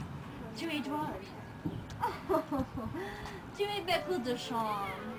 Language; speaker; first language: French; non-native, learner; English